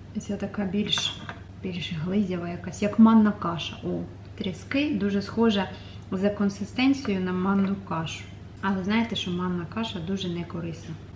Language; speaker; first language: Ukrainian; non-native, local second language; Russian